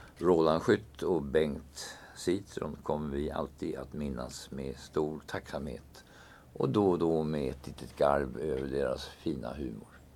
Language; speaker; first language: Swedish; native; Swedish